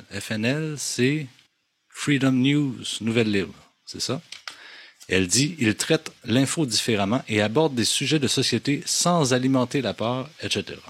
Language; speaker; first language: French; native; French